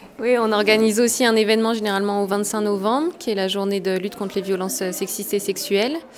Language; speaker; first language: French; native; French